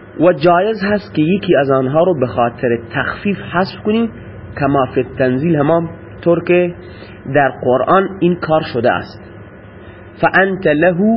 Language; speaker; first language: Persian; non-native, local second language; Baluchi